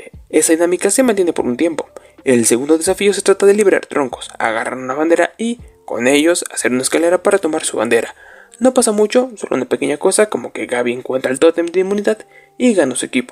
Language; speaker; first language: Spanish; native; Spanish